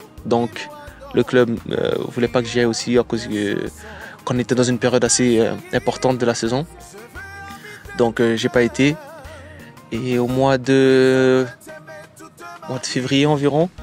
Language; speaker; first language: French; native; French